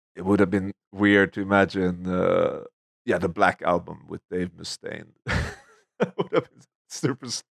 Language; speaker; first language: English; non-native, fluent; Swedish